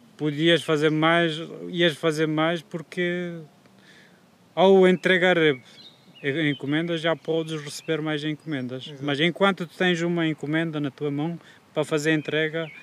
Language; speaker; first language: Portuguese; non-native, fluent; Turkish